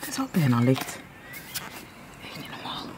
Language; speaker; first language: Dutch; native; Dutch